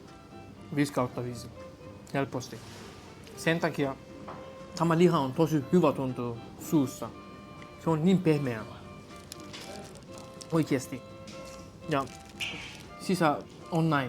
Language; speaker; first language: Finnish; non-native, learner; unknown